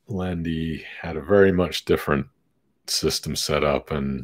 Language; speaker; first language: English; native; English